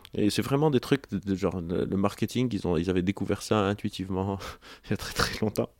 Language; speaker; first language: French; non-native, local second language; Arabic